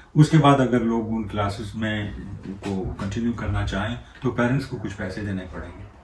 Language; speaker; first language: Urdu; non-native, local second language; Punjabi